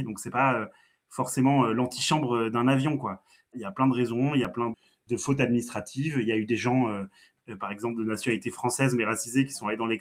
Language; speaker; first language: French; native; French